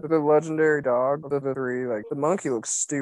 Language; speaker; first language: English; native; English